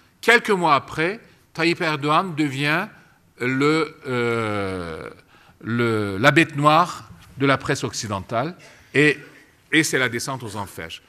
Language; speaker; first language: French; non-native, fluent; Turkish